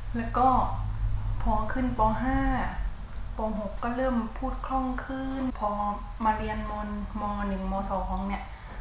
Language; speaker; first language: Thai; early bilingual, other home language; English